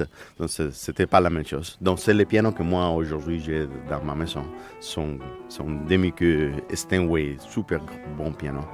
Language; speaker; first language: French; non-native, fluent; Spanish